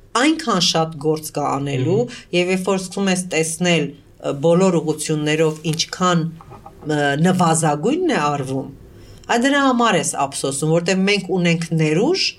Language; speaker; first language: Armenian; early bilingual, heritage; Armenian